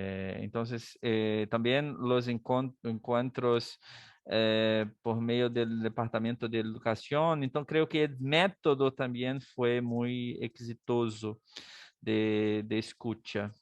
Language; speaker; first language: Spanish; non-native, learner; Portuguese